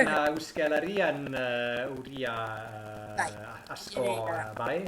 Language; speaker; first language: Basque; non-native, learner; English